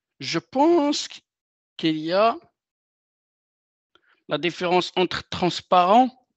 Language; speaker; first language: French; non-native, local second language; Arabic